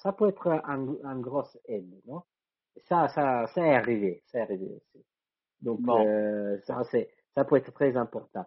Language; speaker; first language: French; non-native, fluent; Italian